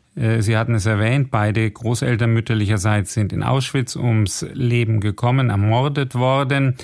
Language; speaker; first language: German; native; German